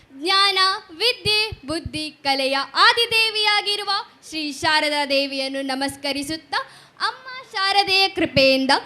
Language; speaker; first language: Kannada; native; Kannada